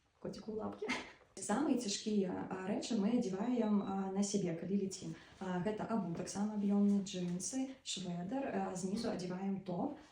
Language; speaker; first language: Belarusian; non-native, local second language; Russian